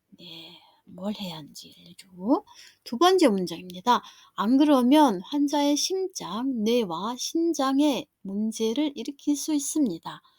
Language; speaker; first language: Korean; non-native, fluent; Mongolian